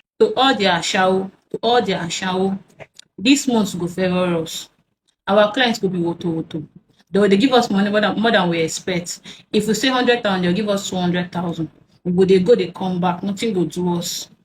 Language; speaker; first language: Nigerian Pidgin; non-native, local second language; Igbo